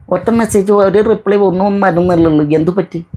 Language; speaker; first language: Malayalam; non-native, learner; Bangla